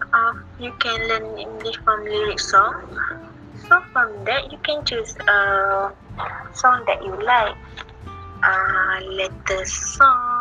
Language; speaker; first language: English; non-native, learner; Malay